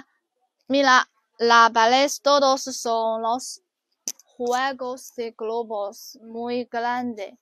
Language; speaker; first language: Spanish; non-native, learner; Chinese